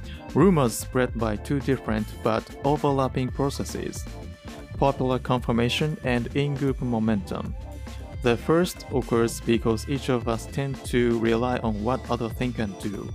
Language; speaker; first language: English; non-native, fluent; Japanese